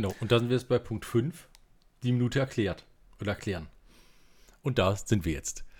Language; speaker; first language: German; native; German